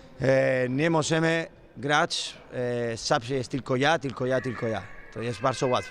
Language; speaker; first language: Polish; non-native, learner; Spanish